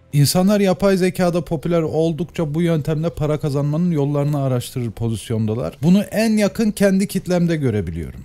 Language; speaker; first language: Turkish; native; Turkish